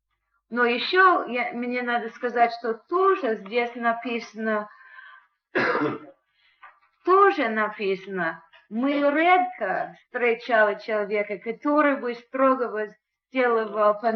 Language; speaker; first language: Russian; non-native, learner; English